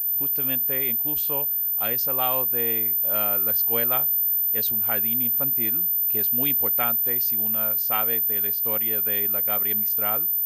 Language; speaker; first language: Spanish; non-native, fluent; English